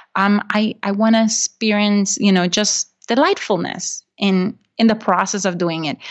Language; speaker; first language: English; non-native, fluent; Spanish